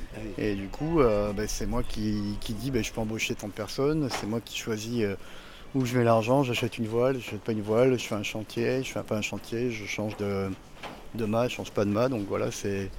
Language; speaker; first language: French; native; French